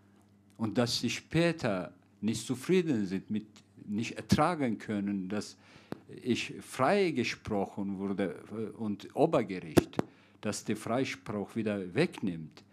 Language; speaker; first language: German; non-native, fluent; Turkish